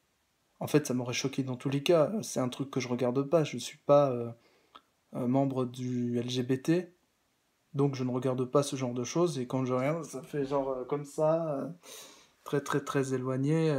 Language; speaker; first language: French; native; French